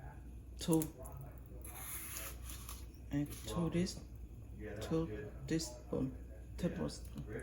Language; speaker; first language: English; non-native, learner; Vietnamese